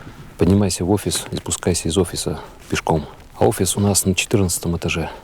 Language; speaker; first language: Russian; native; Russian